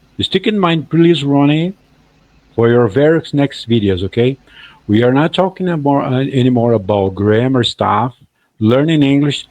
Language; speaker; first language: English; non-native, fluent; Portuguese